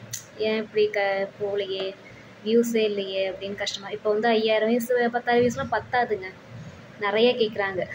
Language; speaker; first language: Tamil; native; Tamil